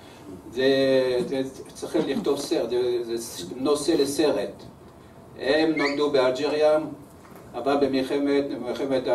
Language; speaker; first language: Hebrew; early bilingual, other home language; French